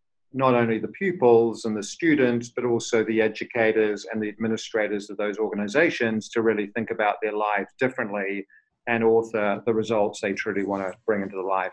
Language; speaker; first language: English; native; English